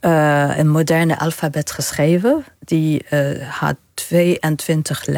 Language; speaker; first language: Dutch; non-native, fluent; Arabic